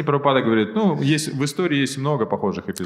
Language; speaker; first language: Russian; native; Russian